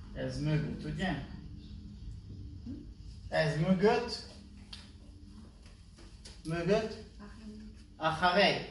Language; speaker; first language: Hungarian; non-native, learner; Hebrew